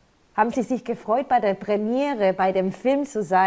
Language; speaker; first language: German; non-native, fluent; Spanish